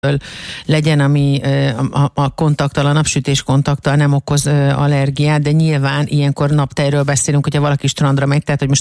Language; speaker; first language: Hungarian; native; Hungarian